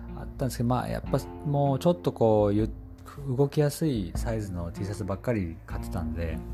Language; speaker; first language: Japanese; native; Japanese